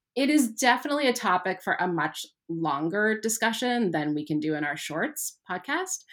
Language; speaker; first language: English; native; English